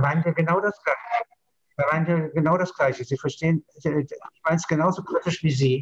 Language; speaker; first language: German; native; German